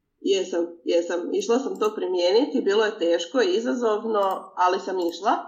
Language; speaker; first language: Croatian; native; Croatian